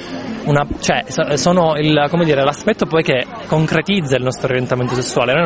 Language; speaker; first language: Italian; native; Italian